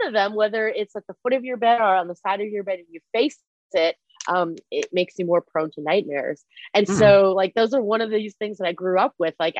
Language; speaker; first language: English; non-native, fluent; Chinese